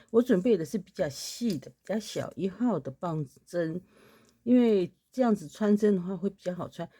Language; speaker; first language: Chinese; native; Chinese